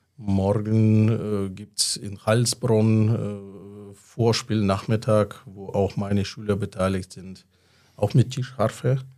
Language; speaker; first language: German; non-native, fluent; Russian